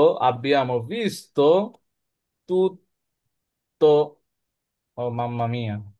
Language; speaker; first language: Italian; non-native, fluent; Bangla